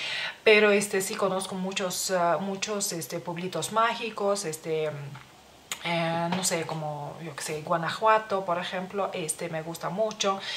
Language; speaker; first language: Spanish; non-native, fluent; Lithuanian